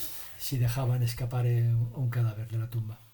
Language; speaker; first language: Spanish; native; Spanish